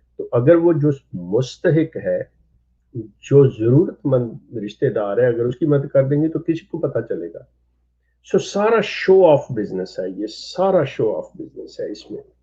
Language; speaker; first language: Urdu; native; Urdu